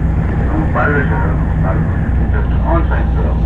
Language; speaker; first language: Korean; native; Korean